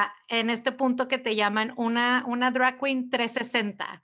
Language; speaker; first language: Spanish; early bilingual, other home language; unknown